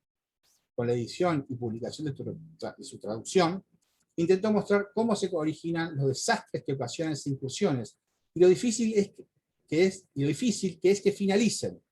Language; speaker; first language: Spanish; native; Spanish